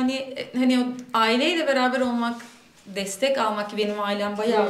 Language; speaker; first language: Turkish; native; Turkish